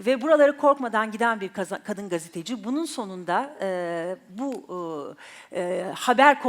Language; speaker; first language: Turkish; native; Turkish